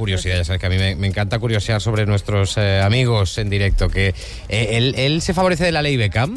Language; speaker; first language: Spanish; native; Spanish